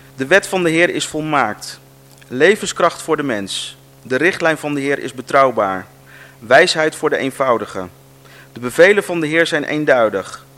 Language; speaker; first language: Dutch; native; Dutch